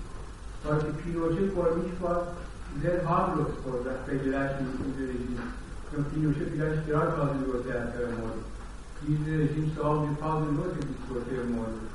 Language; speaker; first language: German; non-native, learner; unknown